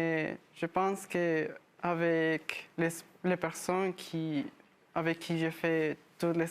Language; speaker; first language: French; non-native, learner; Spanish